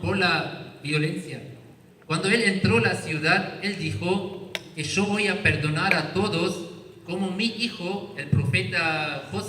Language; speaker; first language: Spanish; non-native, learner; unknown